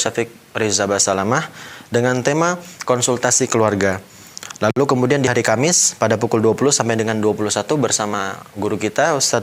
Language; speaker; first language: Indonesian; native; Indonesian